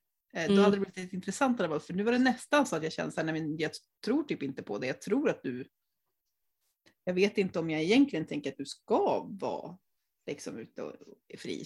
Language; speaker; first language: Swedish; native; Swedish